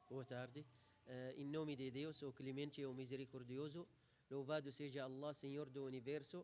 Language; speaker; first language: Portuguese; non-native, fluent; Arabic